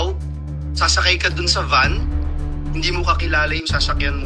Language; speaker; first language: Filipino; native; Filipino